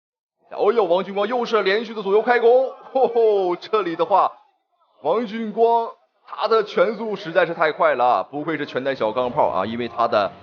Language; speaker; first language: Chinese; native; Chinese